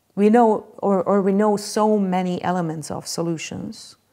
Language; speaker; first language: English; non-native, fluent; Hungarian